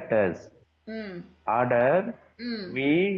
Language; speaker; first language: German; non-native, learner; Tamil